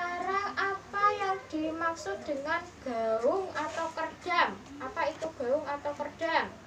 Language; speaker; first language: Indonesian; native; Indonesian